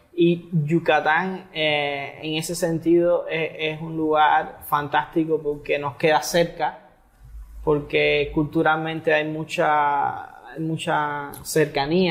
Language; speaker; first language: Spanish; native; Spanish